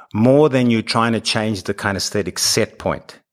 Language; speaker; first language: English; native; English